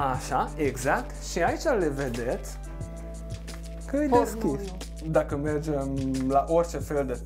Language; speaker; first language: Romanian; non-native, local second language; Hungarian